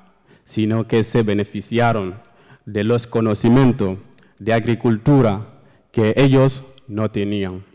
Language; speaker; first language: Spanish; non-native, learner; Fula